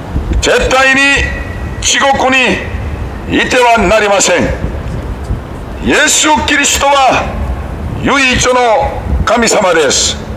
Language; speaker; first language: Japanese; non-native, learner; Korean